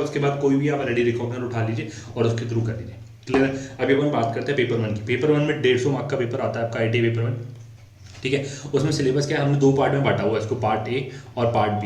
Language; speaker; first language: Hindi; native; Hindi